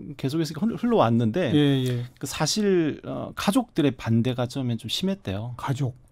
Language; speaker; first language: Korean; native; Korean